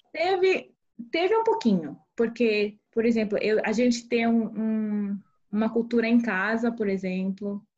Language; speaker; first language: Portuguese; early bilingual, other home language; Korean